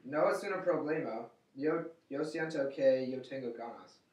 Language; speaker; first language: Spanish; non-native, learner; English